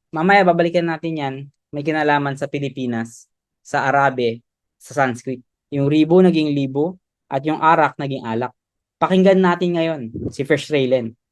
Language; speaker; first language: Filipino; native; Filipino